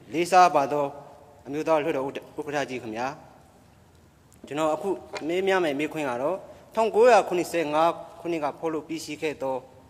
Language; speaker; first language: Burmese; non-native, local second language; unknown